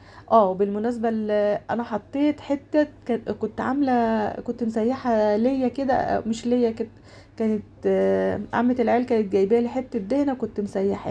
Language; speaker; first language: Arabic; native; Arabic